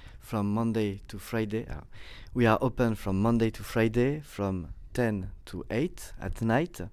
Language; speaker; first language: English; non-native, fluent; French